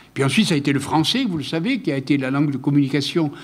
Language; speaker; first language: French; non-native, local second language; Occitan